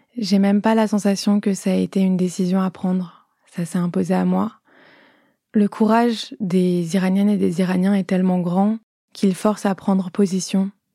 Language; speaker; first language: French; native; French